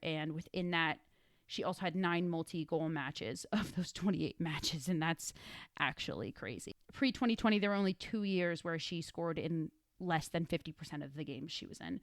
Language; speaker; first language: English; native; English